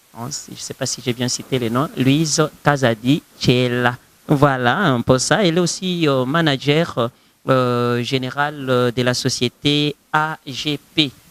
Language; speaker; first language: French; non-native, local second language; Lingala